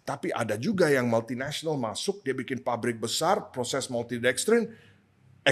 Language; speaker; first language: Indonesian; non-native, fluent; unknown